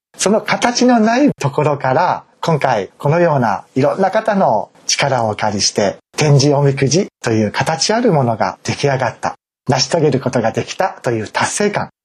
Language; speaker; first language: Japanese; native; Japanese